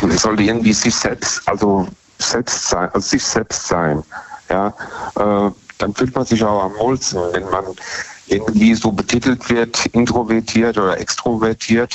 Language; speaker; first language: German; native; German